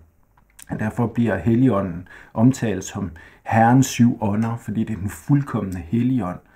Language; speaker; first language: Danish; native; Danish